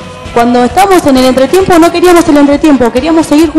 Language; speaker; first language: Spanish; native; Spanish